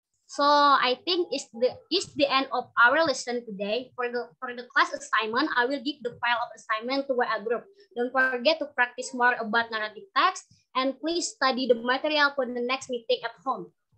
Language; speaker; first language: English; non-native, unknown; Indonesian